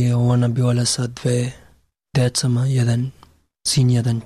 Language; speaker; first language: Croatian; non-native, learner; Pashto